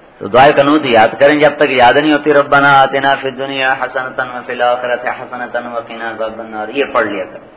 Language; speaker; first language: Urdu; non-native, local second language; Punjabi